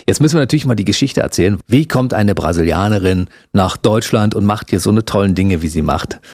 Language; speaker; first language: German; native; German